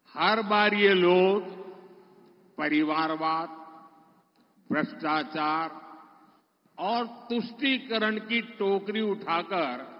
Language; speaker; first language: Hindi; non-native, local second language; Gujarati